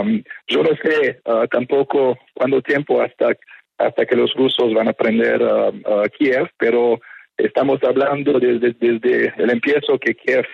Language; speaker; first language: Spanish; non-native, fluent; French